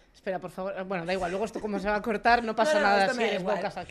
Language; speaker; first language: Spanish; native; Spanish